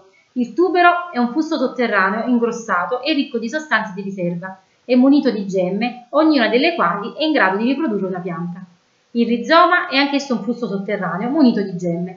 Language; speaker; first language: Italian; native; Italian